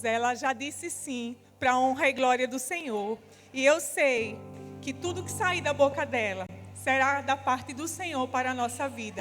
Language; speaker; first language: Portuguese; native; Portuguese